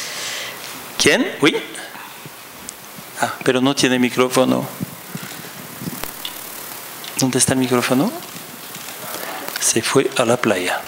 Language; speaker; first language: Spanish; non-native, fluent; French